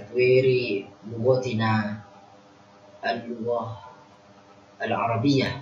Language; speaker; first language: Arabic; non-native, fluent; Indonesian